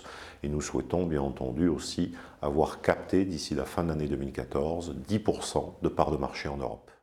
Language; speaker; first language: French; native; French